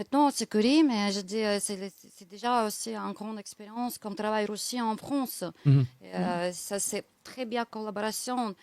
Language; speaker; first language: French; non-native, learner; Russian